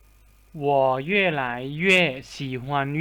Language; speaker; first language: Chinese; non-native, fluent; Lao